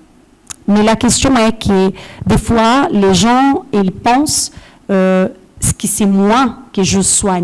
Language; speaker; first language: French; non-native, fluent; Portuguese